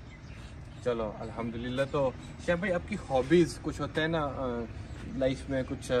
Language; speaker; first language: Hindi; native; Hindi